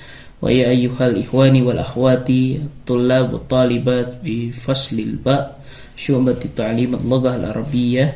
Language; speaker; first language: Arabic; non-native, learner; Indonesian